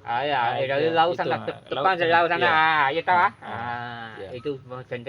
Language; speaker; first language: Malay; non-native, local second language; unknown